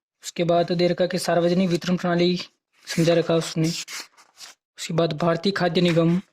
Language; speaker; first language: Hindi; native; Hindi